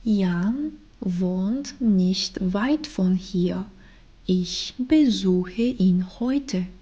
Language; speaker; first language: German; non-native, fluent; Bulgarian